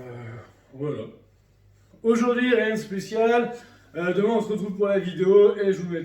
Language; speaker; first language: French; native; French